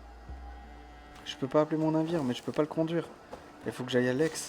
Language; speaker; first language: French; native; French